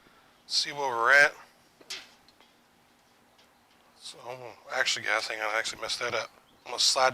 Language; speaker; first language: English; native; English